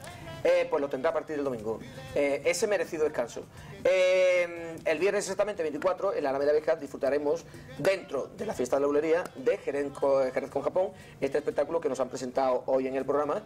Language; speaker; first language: Spanish; native; Spanish